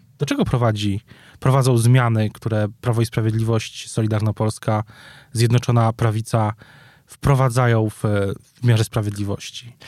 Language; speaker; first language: Polish; native; Polish